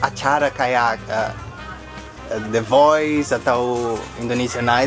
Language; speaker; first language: Indonesian; non-native, fluent; Portuguese